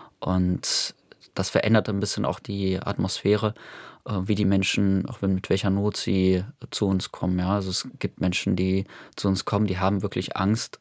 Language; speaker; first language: German; native; German